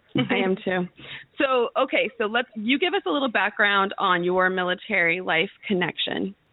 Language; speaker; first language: English; native; English